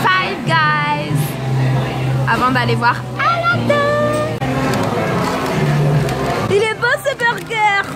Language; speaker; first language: French; native; French